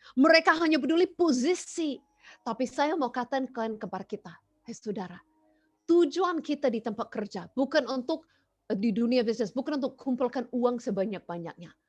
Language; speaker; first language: Indonesian; non-native, fluent; English